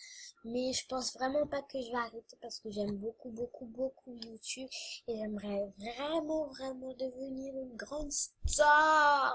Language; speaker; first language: French; native; French